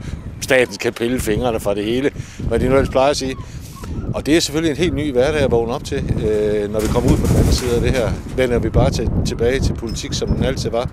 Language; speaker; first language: Danish; native; Danish